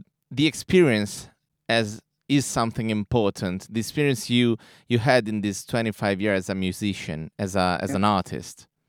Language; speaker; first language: English; non-native, fluent; Italian